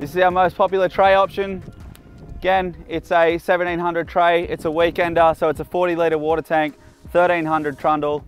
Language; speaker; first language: English; native; English